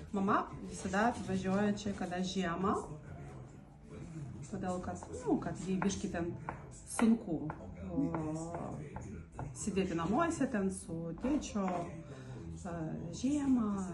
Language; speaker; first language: Lithuanian; non-native, learner; Russian